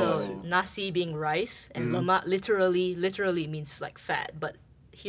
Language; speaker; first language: English; non-native, local second language; Chinese